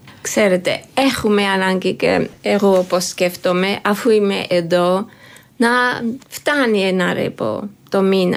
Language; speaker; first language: Greek; non-native, fluent; Georgian